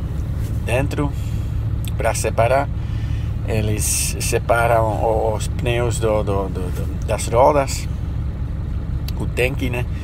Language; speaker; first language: Portuguese; non-native, fluent; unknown